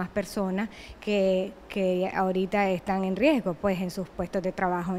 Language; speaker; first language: Spanish; native; Spanish